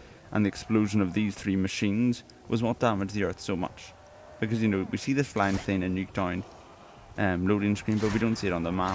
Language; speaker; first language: English; native; English